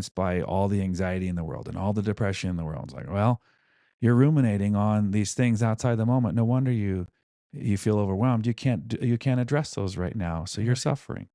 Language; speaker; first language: English; native; English